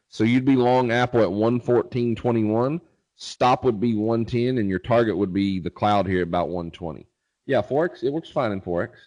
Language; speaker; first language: English; native; English